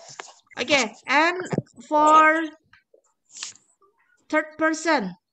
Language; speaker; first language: English; non-native, fluent; Indonesian